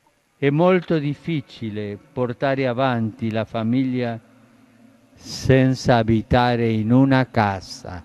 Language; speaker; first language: Italian; non-native, fluent; Spanish